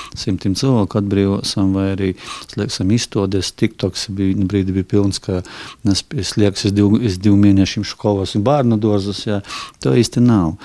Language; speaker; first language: Latvian; non-native, local second language; Russian